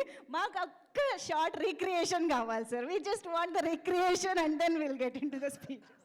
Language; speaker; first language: Telugu; native; Telugu